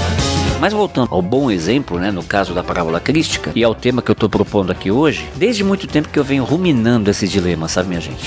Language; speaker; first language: Portuguese; native; Portuguese